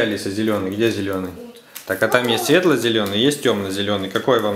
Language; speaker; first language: Russian; native; Russian